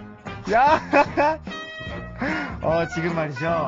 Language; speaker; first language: Korean; native; Korean